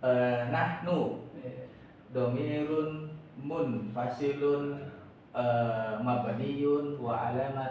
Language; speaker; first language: Arabic; non-native, learner; Indonesian